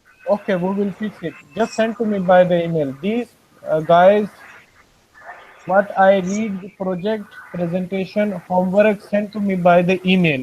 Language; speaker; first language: English; non-native, fluent; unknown